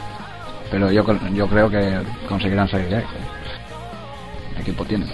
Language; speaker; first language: Spanish; native; Spanish